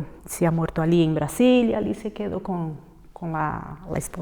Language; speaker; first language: Spanish; non-native, fluent; Portuguese